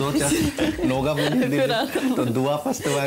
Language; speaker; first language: Russian; non-native, learner; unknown